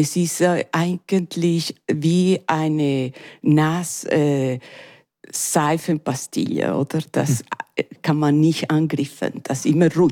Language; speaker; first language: German; non-native, learner; Spanish